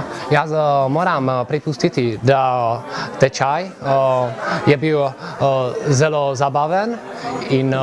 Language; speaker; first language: Slovenian; non-native, learner; Czech